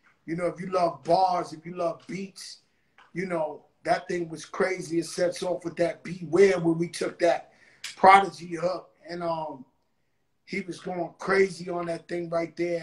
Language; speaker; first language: English; early bilingual, other home language; Spanish